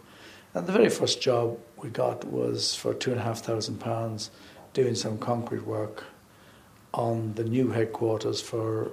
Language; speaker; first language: English; native; English